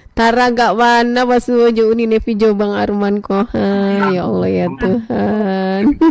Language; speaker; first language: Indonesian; native; Indonesian